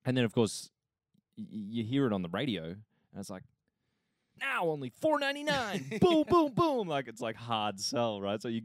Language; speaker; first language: English; native; English